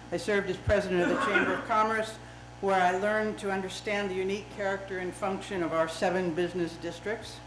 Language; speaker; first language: English; native; English